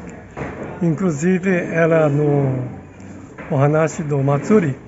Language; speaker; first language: Portuguese; non-native, fluent; Japanese